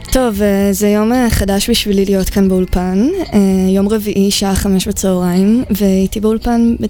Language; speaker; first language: Hebrew; native; Hebrew